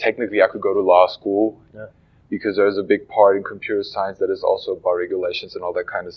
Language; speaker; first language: English; non-native, fluent; German